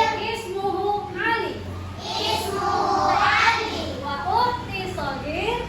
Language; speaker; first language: Arabic; non-native, fluent; Indonesian